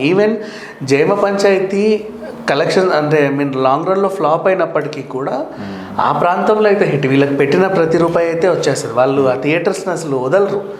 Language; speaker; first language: Telugu; native; Telugu